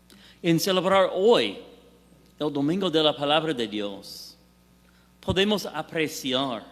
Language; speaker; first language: Spanish; non-native, fluent; English